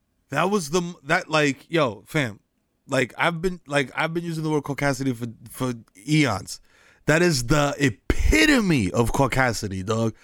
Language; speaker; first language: English; early bilingual, other home language; Spanish